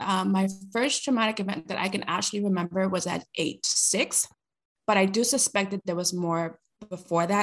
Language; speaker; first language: English; early bilingual, other home language; Spanish